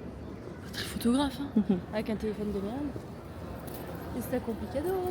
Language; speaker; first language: French; native; French